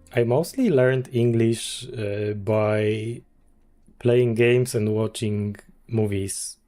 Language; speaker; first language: English; non-native, fluent; Polish